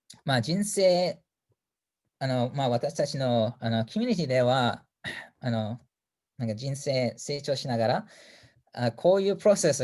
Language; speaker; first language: Japanese; non-native, fluent; English